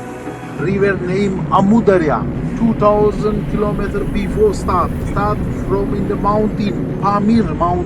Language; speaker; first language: English; non-native, learner; Uzbek